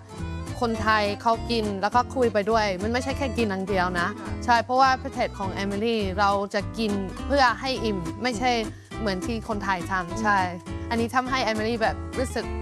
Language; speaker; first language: Thai; non-native, learner; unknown